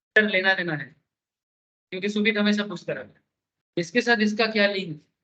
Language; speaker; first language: Hindi; non-native, local second language; Bangla